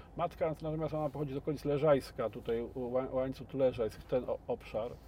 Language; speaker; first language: Polish; native; Polish